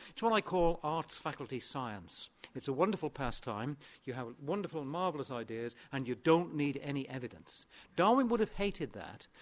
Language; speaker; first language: English; non-native, local second language; Welsh